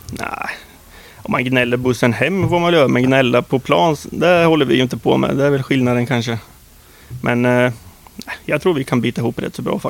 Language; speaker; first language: Swedish; native; Swedish